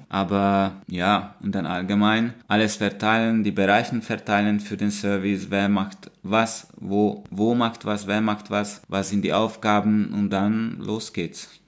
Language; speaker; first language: German; non-native, fluent; Hungarian